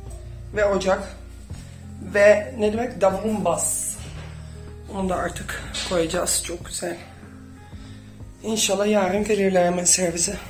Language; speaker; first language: Turkish; early bilingual, heritage; Turkish